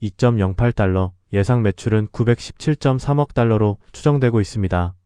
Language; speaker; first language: Korean; native; Korean